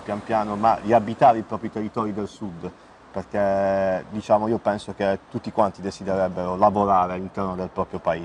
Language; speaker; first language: Italian; native; Italian